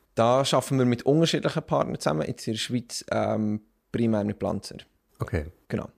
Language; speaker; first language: German; native; German